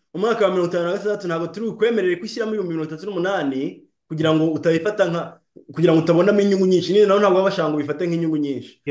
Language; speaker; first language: Kinyarwanda; native; Kinyarwanda